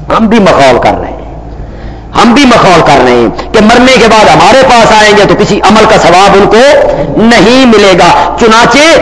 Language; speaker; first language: Urdu; non-native, local second language; Punjabi